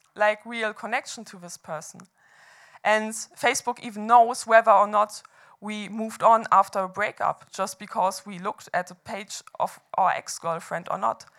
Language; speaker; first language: English; non-native, fluent; German